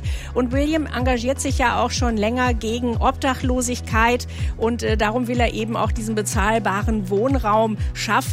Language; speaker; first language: German; native; German